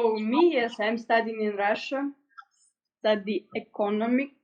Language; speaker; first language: English; non-native, learner; Russian